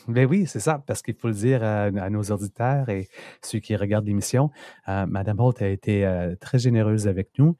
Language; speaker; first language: French; native; French